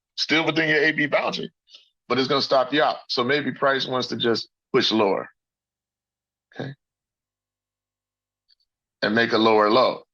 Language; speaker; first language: English; native; English